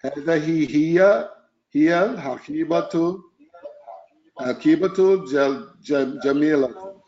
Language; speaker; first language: Arabic; non-native, learner; English